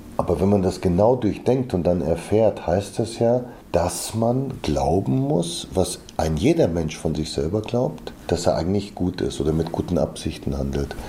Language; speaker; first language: German; early bilingual, other home language; Bulgarian